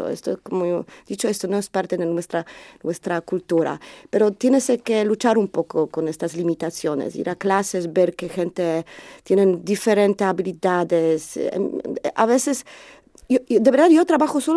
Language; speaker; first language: Spanish; non-native, learner; Polish